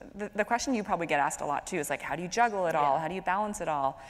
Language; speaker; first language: English; native; English